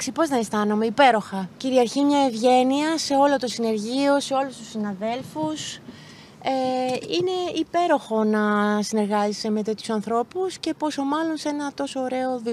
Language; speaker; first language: Greek; native; Greek